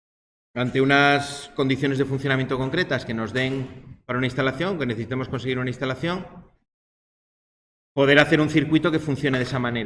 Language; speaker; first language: Spanish; native; Spanish